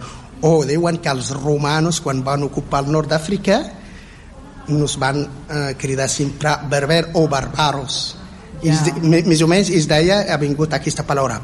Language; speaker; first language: Catalan; non-native, fluent; Berber languages